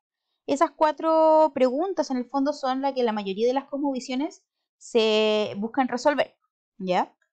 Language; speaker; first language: Spanish; native; Spanish